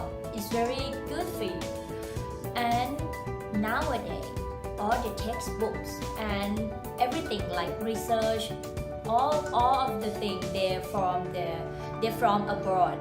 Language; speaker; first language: English; non-native, fluent; Thai